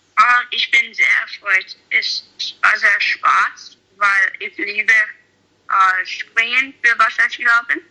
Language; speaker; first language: German; non-native, learner; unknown